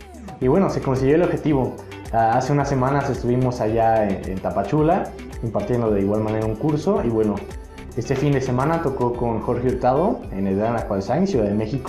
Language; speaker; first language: Spanish; native; Spanish